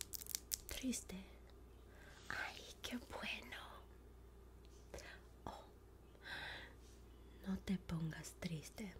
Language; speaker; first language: Spanish; non-native, learner; English